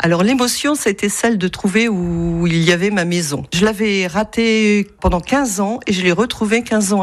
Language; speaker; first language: French; native; French